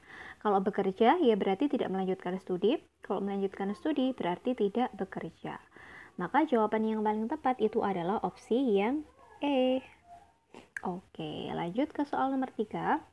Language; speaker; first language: Indonesian; native; Indonesian